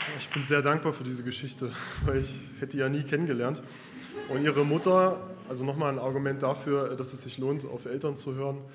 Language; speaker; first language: German; native; German